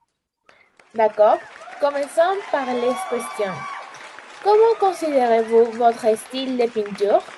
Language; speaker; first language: French; non-native, learner; Spanish